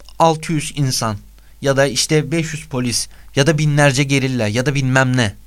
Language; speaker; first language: Turkish; native; Turkish